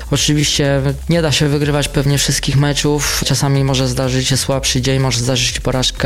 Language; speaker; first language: Polish; native; Polish